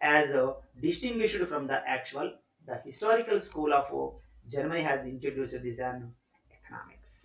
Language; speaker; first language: English; non-native, local second language; Telugu